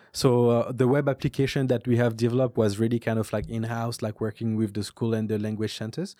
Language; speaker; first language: English; non-native, fluent; French